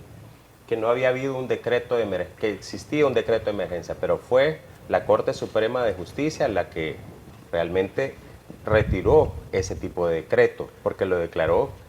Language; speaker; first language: Spanish; native; Spanish